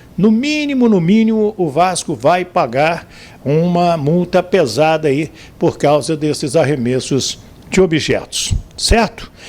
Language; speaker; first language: Portuguese; native; Portuguese